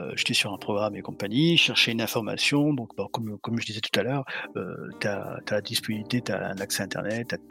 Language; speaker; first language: French; native; French